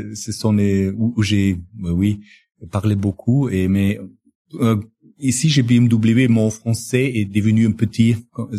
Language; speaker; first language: French; non-native, learner; German